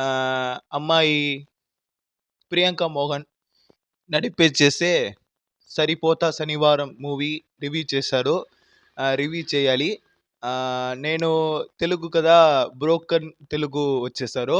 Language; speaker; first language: Telugu; non-native, learner; Tamil